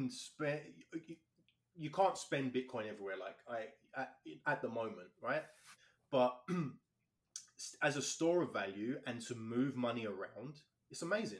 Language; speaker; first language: English; native; English